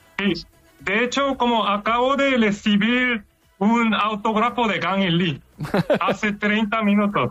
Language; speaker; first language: Spanish; non-native, fluent; Korean